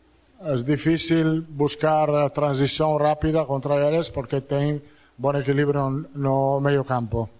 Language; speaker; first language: Portuguese; non-native, fluent; Italian